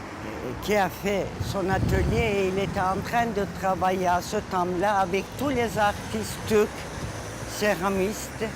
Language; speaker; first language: French; non-native, fluent; Turkish